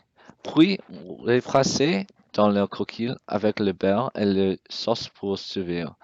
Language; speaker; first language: French; non-native, learner; English